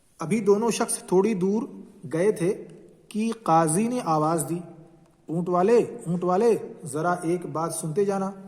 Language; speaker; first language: Urdu; native; Urdu